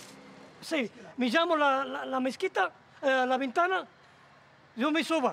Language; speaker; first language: Spanish; non-native, learner; Arabic